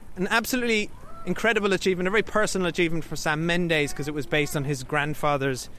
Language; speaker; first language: English; native; English